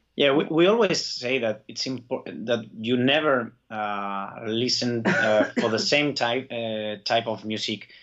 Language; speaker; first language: English; early bilingual, other home language; Basque